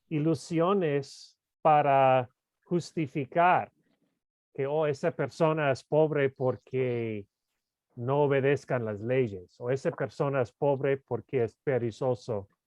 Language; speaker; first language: Spanish; non-native, fluent; English